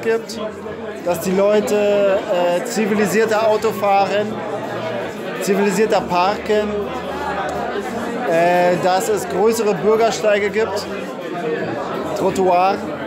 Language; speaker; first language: German; native; German